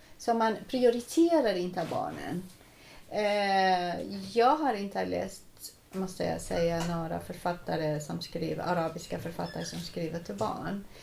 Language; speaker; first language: Swedish; non-native, fluent; Arabic